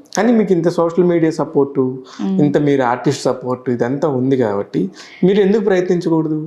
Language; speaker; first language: Telugu; native; Telugu